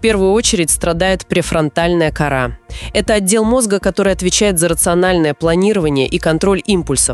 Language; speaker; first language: Russian; native; Russian